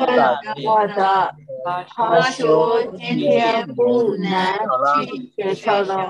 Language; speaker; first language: Chinese; non-native, learner; Burmese